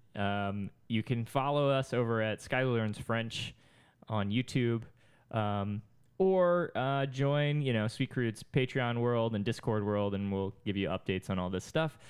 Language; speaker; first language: English; native; English